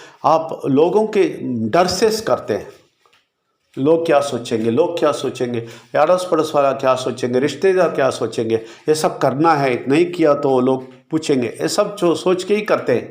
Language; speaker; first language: Hindi; non-native, local second language; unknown